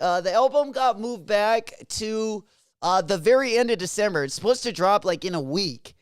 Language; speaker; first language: English; native; English